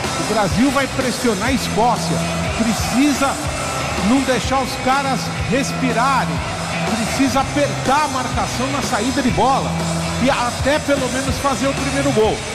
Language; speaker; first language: Portuguese; native; Portuguese